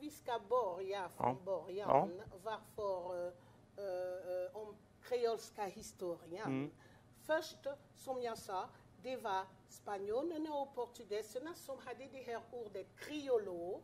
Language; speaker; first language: Swedish; non-native, fluent; French